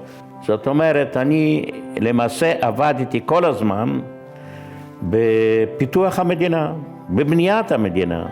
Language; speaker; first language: Hebrew; non-native, fluent; Yiddish